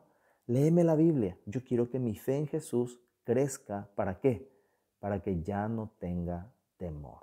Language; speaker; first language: Spanish; native; Spanish